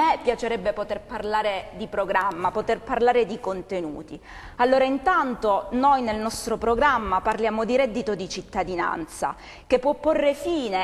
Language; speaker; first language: Italian; native; Italian